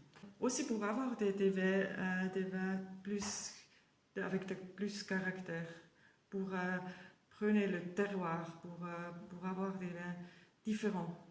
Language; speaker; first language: French; non-native, learner; German